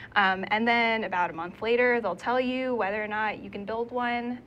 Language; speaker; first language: English; native; English